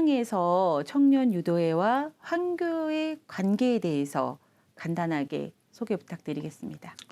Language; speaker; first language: Korean; native; Korean